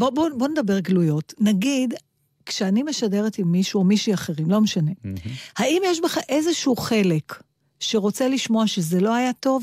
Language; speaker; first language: Hebrew; native; Hebrew